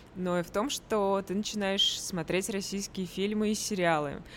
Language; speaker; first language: Russian; native; Russian